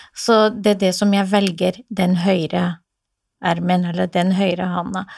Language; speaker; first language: Norwegian; non-native, fluent; Assyrian Neo-Aramaic